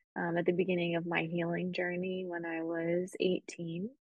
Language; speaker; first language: English; early bilingual, other home language; Spanish